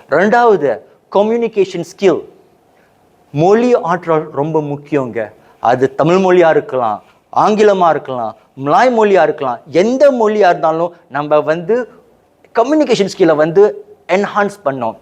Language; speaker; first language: Tamil; native; Tamil